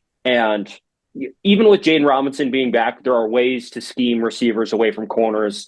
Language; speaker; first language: English; native; English